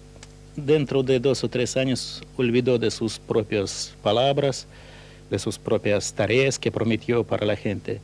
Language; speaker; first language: Spanish; non-native, fluent; Russian